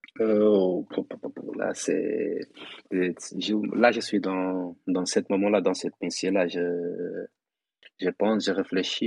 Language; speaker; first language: French; non-native, fluent; Kabuverdianu